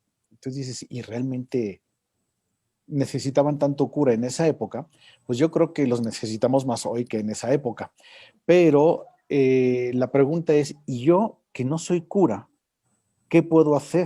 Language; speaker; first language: Spanish; native; Spanish